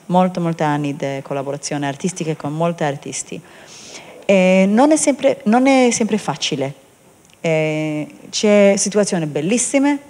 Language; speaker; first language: Italian; non-native, learner; Hebrew